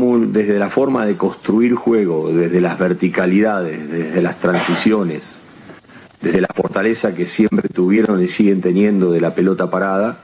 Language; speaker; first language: Spanish; native; Spanish